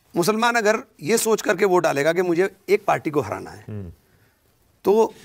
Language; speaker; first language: Hindi; native; Hindi